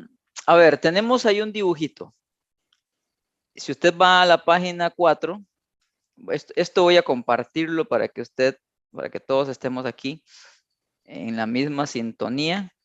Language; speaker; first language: Spanish; native; Spanish